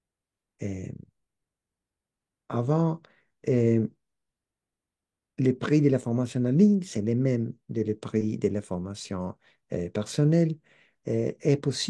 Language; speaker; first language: French; non-native, learner; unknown